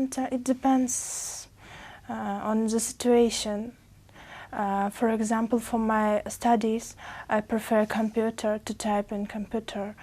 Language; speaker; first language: English; non-native, learner; Uzbek